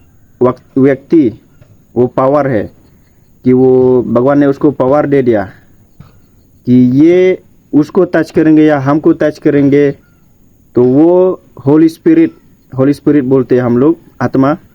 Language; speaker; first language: Hindi; non-native, local second language; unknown